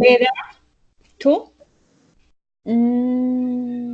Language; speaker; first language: English; non-native, learner; Spanish